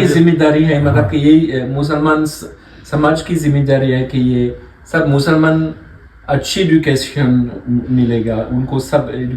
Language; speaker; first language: Hindi; non-native, learner; French